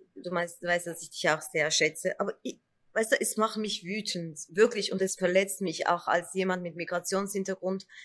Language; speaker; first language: German; early bilingual, other home language; Kurdish